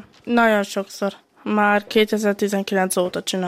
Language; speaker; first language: Hungarian; early bilingual, heritage; Hungarian